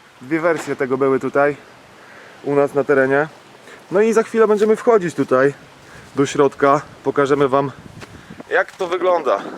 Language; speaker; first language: Polish; native; Polish